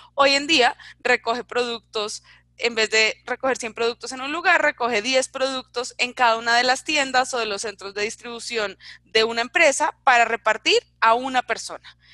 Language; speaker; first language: Spanish; native; Spanish